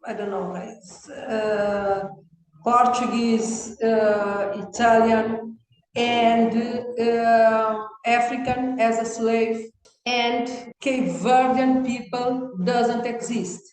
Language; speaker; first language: English; non-native, learner; Kabuverdianu